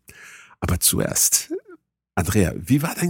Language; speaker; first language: German; non-native, fluent; English